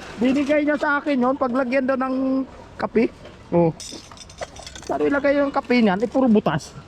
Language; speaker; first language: Filipino; native; Filipino